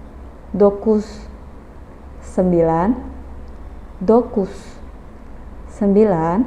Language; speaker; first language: Turkish; non-native, fluent; Indonesian